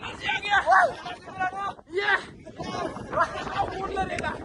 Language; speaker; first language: Hindi; native; Hindi